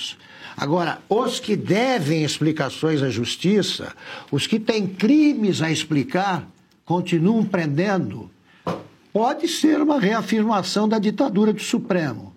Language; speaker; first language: Portuguese; native; Portuguese